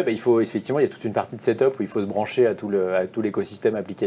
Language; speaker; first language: French; native; French